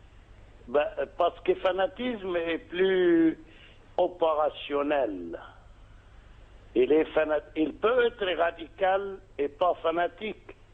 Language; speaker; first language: French; non-native, fluent; Arabic